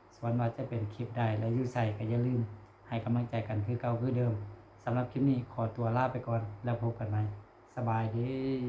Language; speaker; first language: Lao; non-native, local second language; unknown